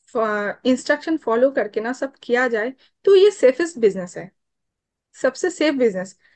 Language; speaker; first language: Hindi; non-native, local second language; Bangla